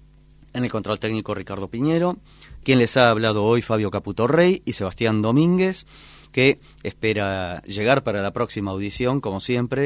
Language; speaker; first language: Spanish; native; Spanish